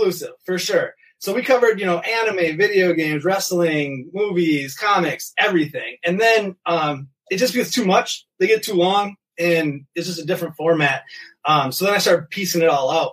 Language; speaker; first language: English; native; English